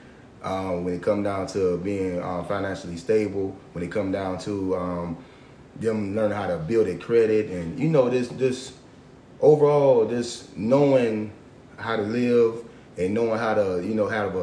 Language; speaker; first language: English; native; English